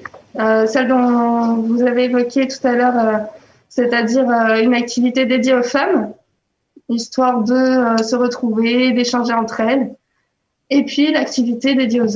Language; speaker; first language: French; native; French